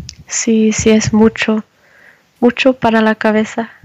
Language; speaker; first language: Spanish; non-native, learner; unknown